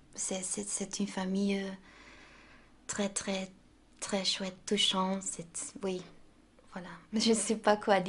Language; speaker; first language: French; non-native, local second language; Dutch